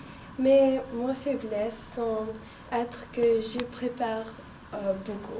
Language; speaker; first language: French; non-native, learner; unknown